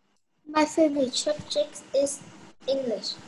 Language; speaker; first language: English; non-native, learner; Vietnamese